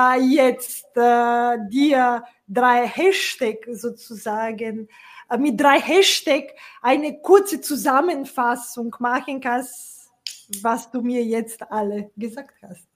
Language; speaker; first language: German; non-native, fluent; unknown